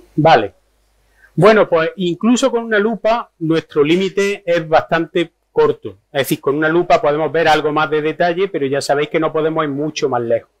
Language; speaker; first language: Spanish; native; Spanish